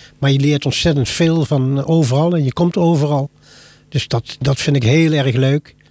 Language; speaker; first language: Dutch; native; Dutch